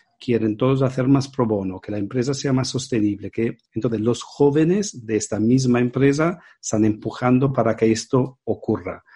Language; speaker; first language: Spanish; non-native, fluent; Italian